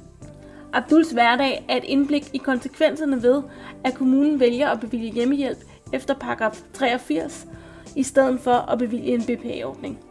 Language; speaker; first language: Danish; native; Danish